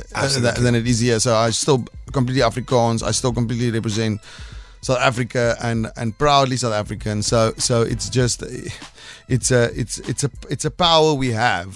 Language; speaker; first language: English; non-native, local second language; Afrikaans